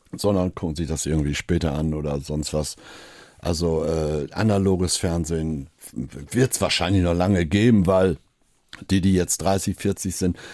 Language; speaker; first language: German; native; German